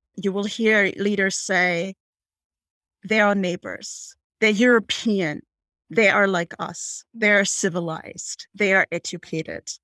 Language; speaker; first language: English; non-native, fluent; German